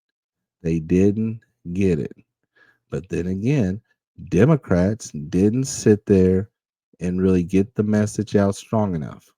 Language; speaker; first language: English; native; English